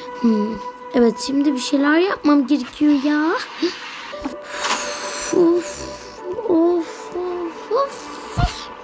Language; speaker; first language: Turkish; native; Turkish